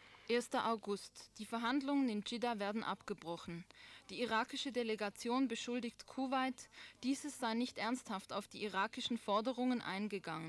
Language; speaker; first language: German; native; German